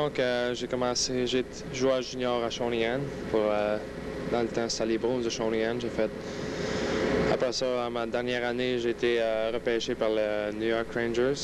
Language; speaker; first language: French; native; French